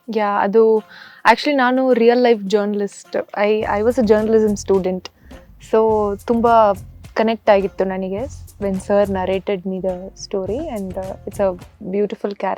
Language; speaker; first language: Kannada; early bilingual, heritage; Kannada